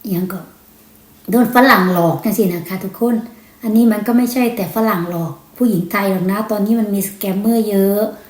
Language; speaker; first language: Thai; native; Thai